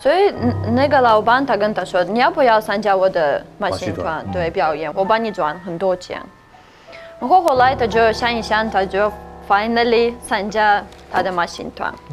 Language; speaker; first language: Chinese; non-native, fluent; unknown